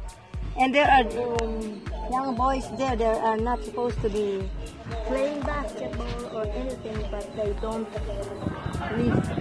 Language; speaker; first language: English; non-native, local second language; Filipino